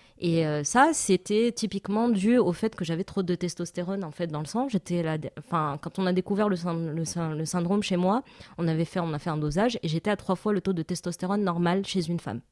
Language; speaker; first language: French; non-native, local second language; Arabic